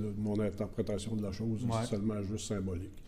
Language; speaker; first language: French; native; French